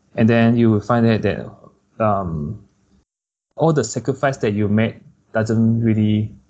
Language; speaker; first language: English; non-native, local second language; Chinese